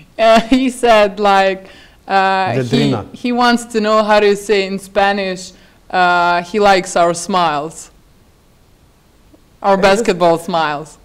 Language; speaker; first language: English; non-native, fluent; Bosnian